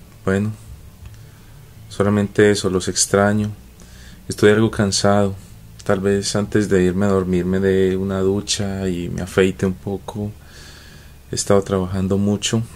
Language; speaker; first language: Spanish; native; Spanish